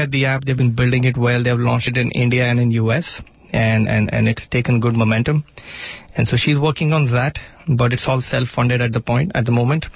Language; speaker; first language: English; non-native, local second language; Marathi